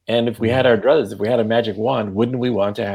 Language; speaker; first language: English; non-native, fluent; Yiddish